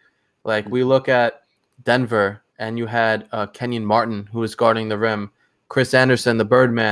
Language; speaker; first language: English; native; English